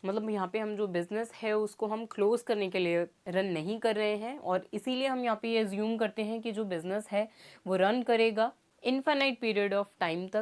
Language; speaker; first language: Hindi; native; Hindi